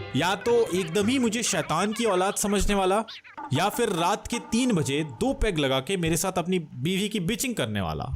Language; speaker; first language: Hindi; non-native, local second language; Bangla